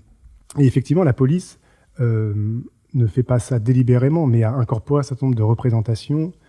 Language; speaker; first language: French; native; French